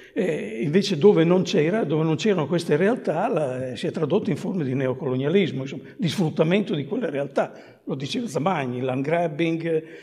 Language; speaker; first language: Italian; native; Italian